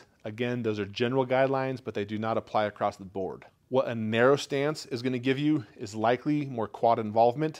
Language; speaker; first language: English; native; English